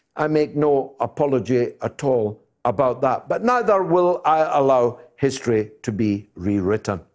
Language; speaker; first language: English; native; English